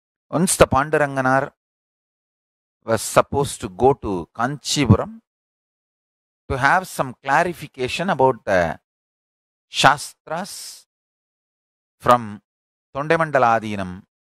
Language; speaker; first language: English; non-native, local second language; Tamil